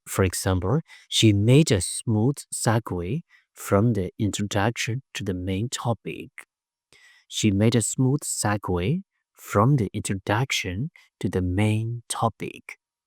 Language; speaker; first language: English; non-native, fluent; Burmese